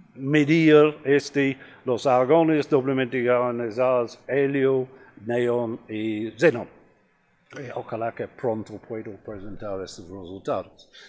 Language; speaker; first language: Spanish; non-native, fluent; English